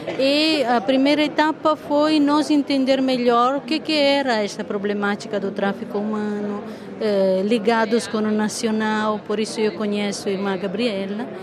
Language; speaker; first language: Portuguese; non-native, fluent; Italian